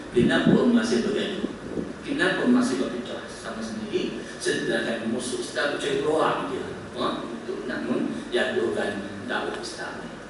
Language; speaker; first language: Malay; native; Malay